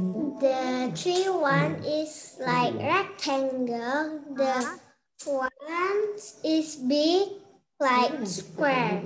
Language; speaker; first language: English; non-native, learner; Indonesian